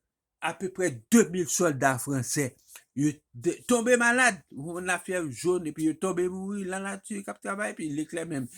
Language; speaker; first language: French; non-native, local second language; Haitian Creole